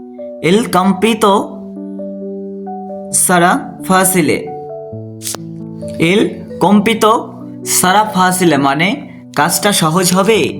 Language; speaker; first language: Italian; non-native, learner; Bangla